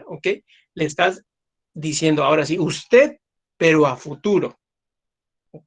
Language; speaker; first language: Spanish; native; Spanish